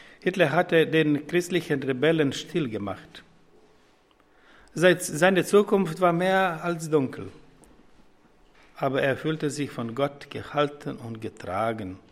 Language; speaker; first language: German; non-native, fluent; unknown